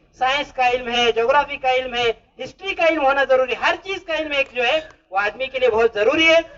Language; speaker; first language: Hindi; non-native, local second language; Urdu